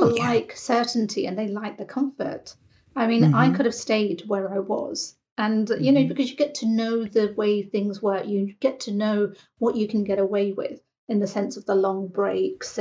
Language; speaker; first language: English; native; English